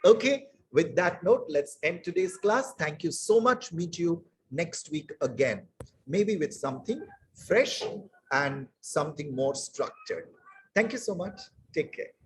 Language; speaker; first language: English; non-native, local second language; Bangla